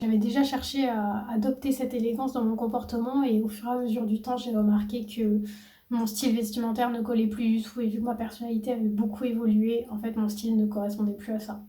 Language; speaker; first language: French; native; French